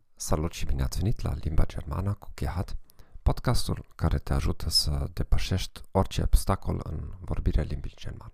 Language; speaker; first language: Romanian; non-native, fluent; German